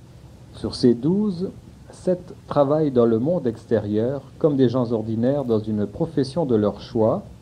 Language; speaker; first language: French; native; French